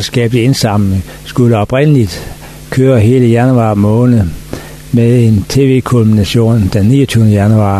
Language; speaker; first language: Danish; native; Danish